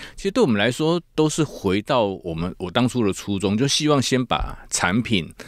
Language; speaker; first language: Chinese; native; Chinese